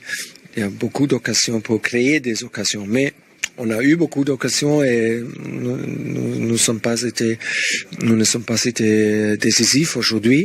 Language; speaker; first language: French; non-native, learner; Spanish